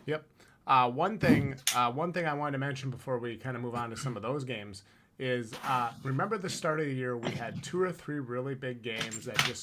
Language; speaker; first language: English; native; English